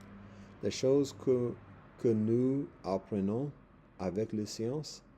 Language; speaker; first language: French; non-native, learner; English